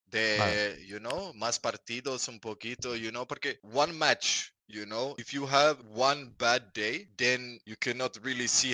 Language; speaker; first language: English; non-native, fluent; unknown